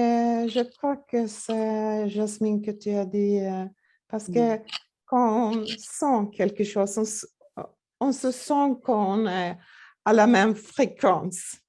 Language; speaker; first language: French; non-native, learner; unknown